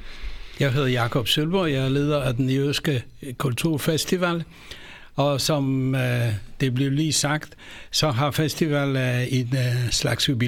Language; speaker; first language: Danish; non-native, fluent; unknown